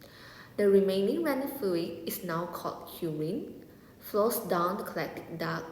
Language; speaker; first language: English; non-native, local second language; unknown